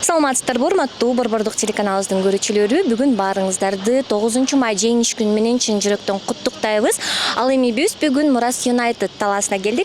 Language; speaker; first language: Kyrgyz; native; Kyrgyz